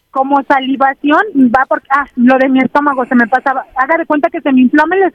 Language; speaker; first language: Spanish; native; Spanish